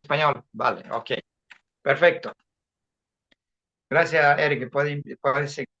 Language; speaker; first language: Spanish; non-native, fluent; Portuguese